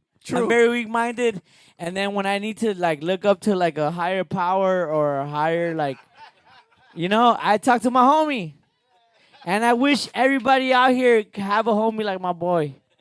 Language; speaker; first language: English; early bilingual, other home language; Spanish